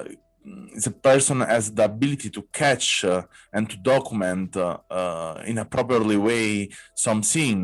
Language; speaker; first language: English; non-native, fluent; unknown